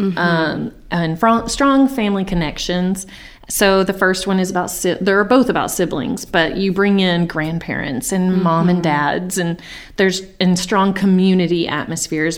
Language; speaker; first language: English; native; English